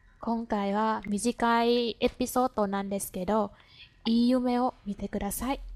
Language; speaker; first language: Japanese; non-native, fluent; Vietnamese